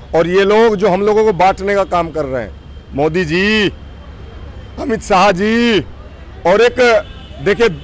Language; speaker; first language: Hindi; native; Hindi